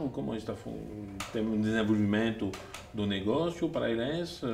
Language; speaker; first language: Portuguese; non-native, fluent; French